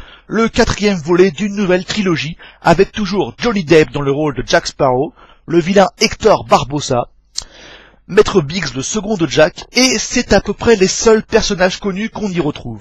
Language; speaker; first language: French; native; French